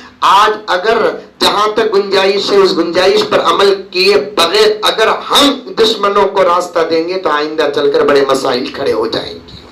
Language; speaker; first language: Urdu; native; Urdu